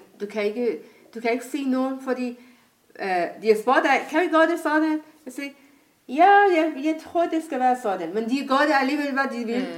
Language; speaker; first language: Danish; non-native, fluent; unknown